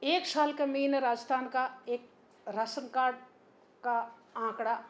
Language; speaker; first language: Hindi; native; Hindi